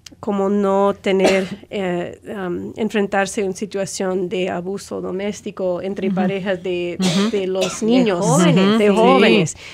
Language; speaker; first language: Spanish; non-native, fluent; English